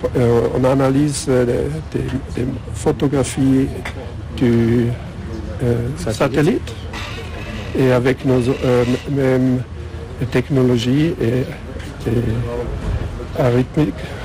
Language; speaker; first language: French; non-native, learner; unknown